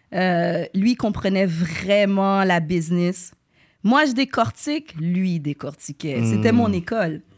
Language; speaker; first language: French; native; French